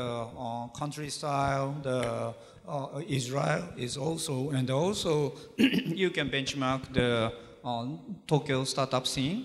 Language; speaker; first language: English; non-native, learner; Japanese